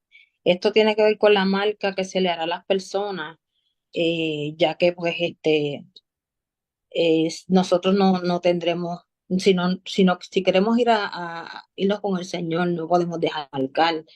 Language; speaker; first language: Spanish; native; Spanish